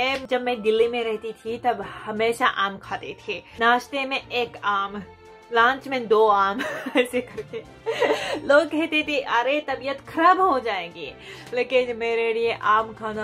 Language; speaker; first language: Hindi; non-native, fluent; Japanese